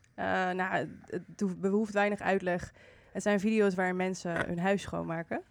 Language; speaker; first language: Dutch; early bilingual, other home language; Indonesian